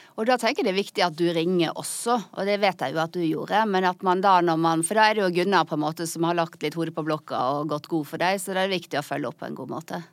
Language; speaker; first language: Norwegian; native; Norwegian